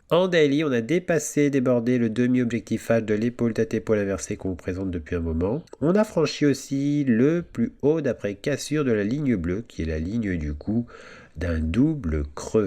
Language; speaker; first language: French; native; French